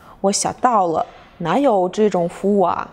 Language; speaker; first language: Chinese; non-native, learner; Russian